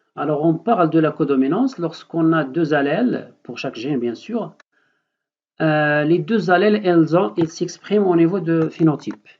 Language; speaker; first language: French; non-native, local second language; Arabic